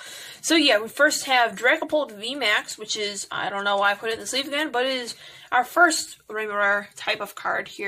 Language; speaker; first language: English; native; English